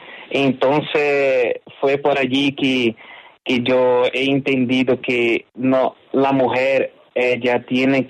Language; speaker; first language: Spanish; non-native, learner; Portuguese